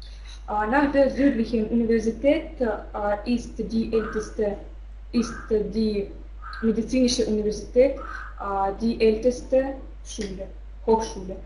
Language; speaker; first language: German; non-native, learner; Russian